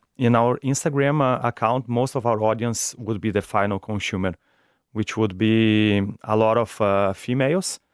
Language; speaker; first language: English; non-native, fluent; Portuguese